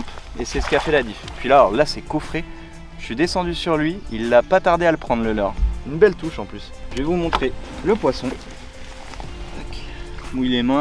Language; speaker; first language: French; native; French